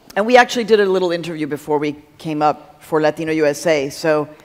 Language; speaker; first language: English; early bilingual, other home language; Spanish